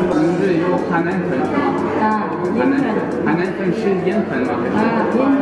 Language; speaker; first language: Chinese; non-native, fluent; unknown